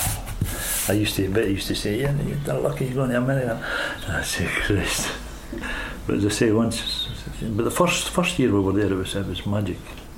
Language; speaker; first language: English; native; English